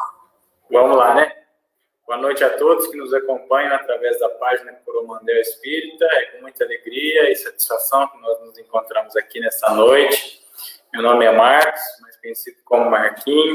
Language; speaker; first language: Portuguese; native; Portuguese